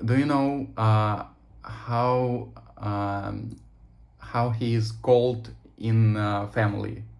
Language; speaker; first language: English; non-native, learner; Russian